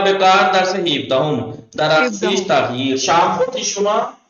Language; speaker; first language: Persian; non-native, fluent; Urdu